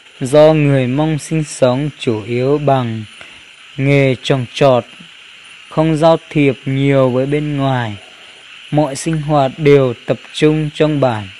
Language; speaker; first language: Vietnamese; non-native, local second language; Hmong